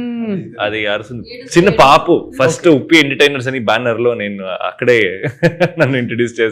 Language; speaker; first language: Telugu; non-native, fluent; Kannada